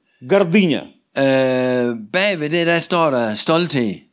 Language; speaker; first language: Danish; non-native, fluent; Russian